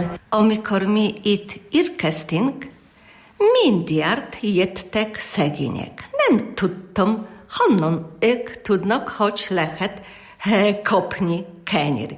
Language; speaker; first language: Hungarian; non-native, learner; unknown